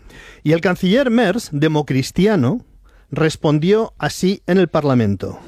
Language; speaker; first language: Spanish; native; Spanish